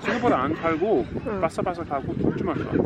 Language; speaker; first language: Korean; early bilingual, other home language; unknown